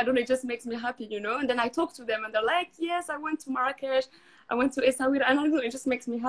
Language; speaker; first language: English; non-native, fluent; Arabic